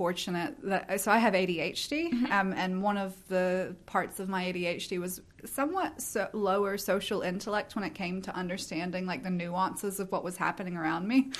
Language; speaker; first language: English; native; English